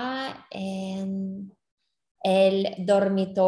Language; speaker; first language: Spanish; non-native, learner; English